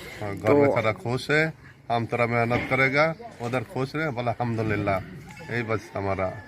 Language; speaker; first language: Hindi; non-native, learner; Bangla